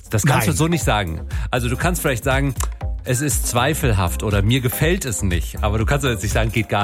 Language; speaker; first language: German; native; German